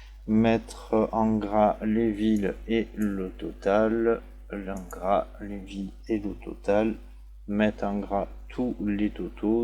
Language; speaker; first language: French; native; French